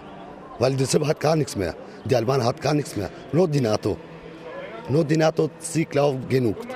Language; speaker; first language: German; non-native, learner; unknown